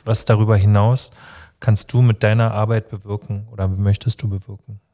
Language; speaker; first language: German; native; German